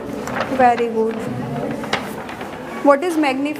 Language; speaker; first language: English; non-native, local second language; Hindi